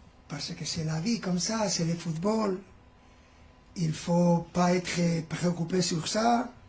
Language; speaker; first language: French; non-native, fluent; Spanish